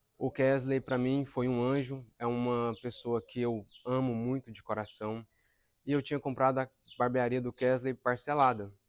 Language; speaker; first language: Portuguese; native; Portuguese